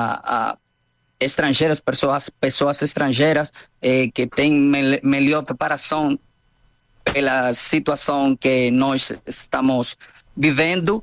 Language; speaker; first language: Portuguese; non-native, fluent; Spanish